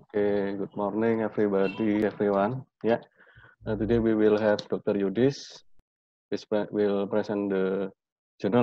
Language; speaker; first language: English; non-native, learner; Indonesian